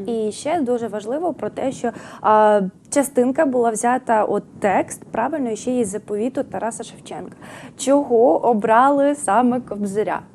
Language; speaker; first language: Ukrainian; native; Ukrainian